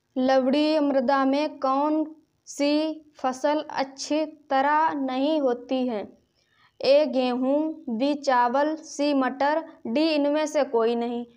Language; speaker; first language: Hindi; native; Hindi